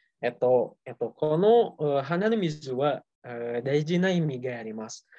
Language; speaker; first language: Japanese; non-native, learner; Indonesian